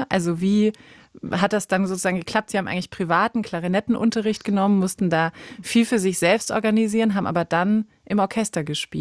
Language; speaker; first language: German; native; German